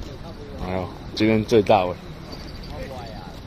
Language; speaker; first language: Chinese; native; Chinese